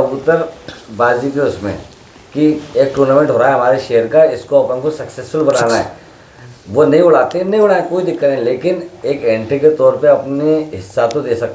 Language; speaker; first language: Hindi; native; Hindi